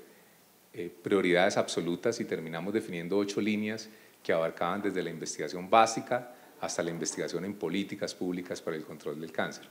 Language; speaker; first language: Spanish; native; Spanish